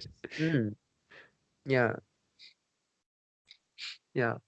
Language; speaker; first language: English; non-native, learner; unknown